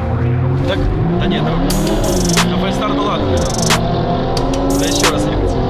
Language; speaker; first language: Russian; native; Russian